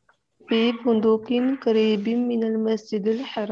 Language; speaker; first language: Arabic; non-native, learner; Urdu